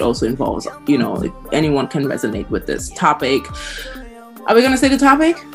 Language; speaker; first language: English; non-native, fluent; Lingala